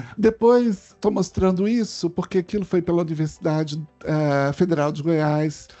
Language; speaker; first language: Portuguese; native; Portuguese